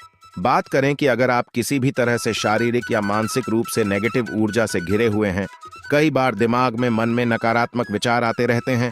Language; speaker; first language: Hindi; native; Hindi